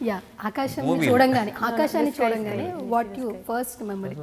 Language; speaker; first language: Telugu; native; Telugu